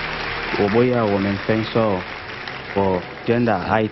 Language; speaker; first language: Chinese; non-native, learner; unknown